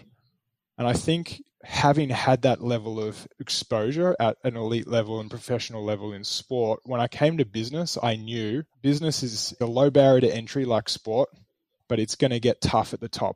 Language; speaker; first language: English; native; English